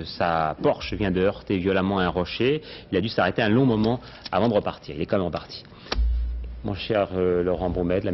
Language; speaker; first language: French; native; French